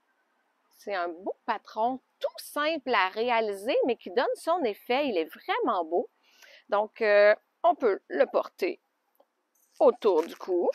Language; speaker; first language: French; native; French